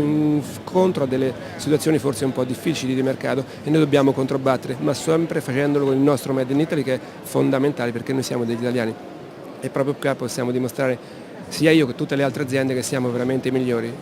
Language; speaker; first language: Italian; native; Italian